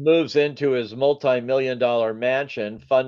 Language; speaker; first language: English; native; English